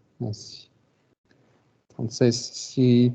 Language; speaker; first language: Spanish; non-native, fluent; French